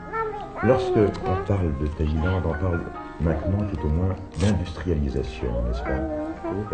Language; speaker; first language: French; native; French